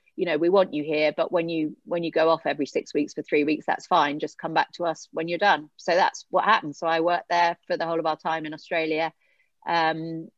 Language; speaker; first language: English; native; English